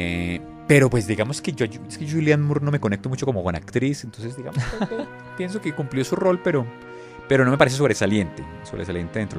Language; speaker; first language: Spanish; native; Spanish